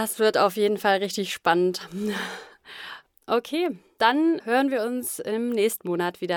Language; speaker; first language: German; native; German